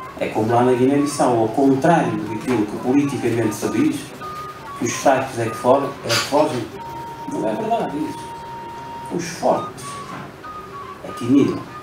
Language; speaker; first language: Portuguese; non-native, local second language; Upper Guinea Crioulo